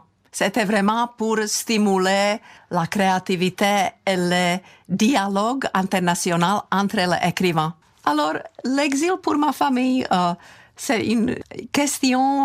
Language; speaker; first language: French; non-native, fluent; Czech